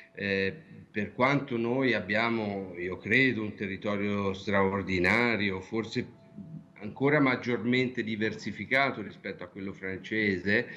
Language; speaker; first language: Italian; native; Italian